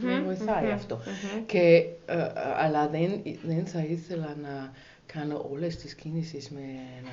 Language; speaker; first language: Greek; non-native, learner; German